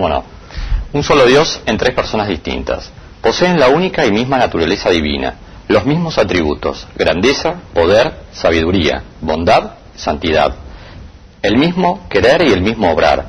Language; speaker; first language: Spanish; native; Spanish